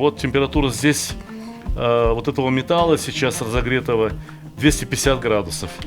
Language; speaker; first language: Russian; native; Russian